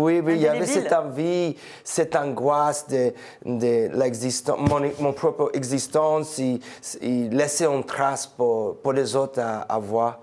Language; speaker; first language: French; non-native, fluent; English